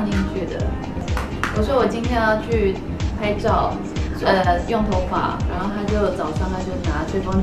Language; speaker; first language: Chinese; native; Chinese